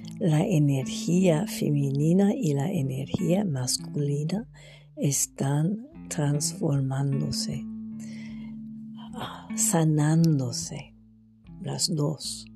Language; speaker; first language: Spanish; non-native, fluent; French